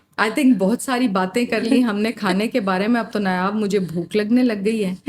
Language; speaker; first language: Urdu; native; Urdu